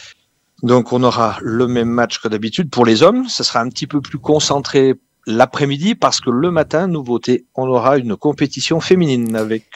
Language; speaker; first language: French; native; French